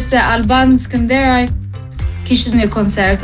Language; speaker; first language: Albanian; non-native, learner; English